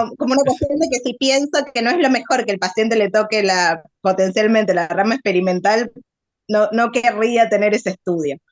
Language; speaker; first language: Spanish; native; Spanish